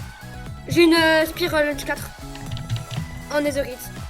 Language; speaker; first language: French; native; French